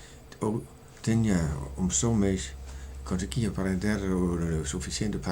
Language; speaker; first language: Portuguese; non-native, learner; Danish